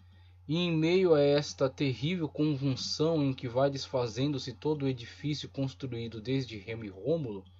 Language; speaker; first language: Portuguese; native; Portuguese